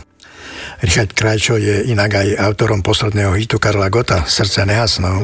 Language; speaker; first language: Slovak; native; Slovak